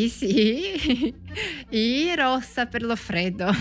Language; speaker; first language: Italian; non-native, learner; Portuguese